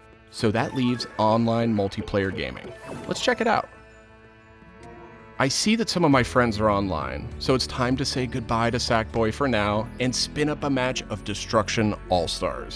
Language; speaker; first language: English; native; English